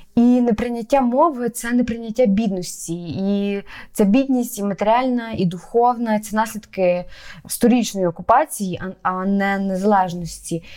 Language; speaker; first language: Ukrainian; native; Ukrainian